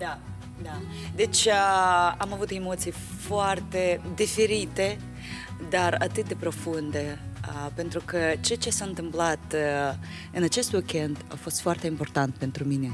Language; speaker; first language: Romanian; non-native, local second language; Russian